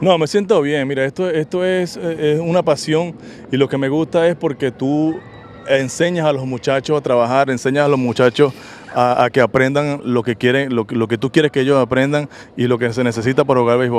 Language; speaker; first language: Spanish; native; Spanish